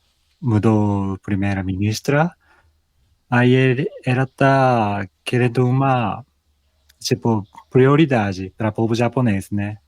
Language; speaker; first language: Portuguese; non-native, fluent; Japanese